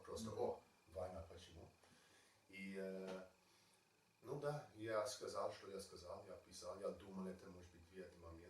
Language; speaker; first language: Russian; non-native, learner; English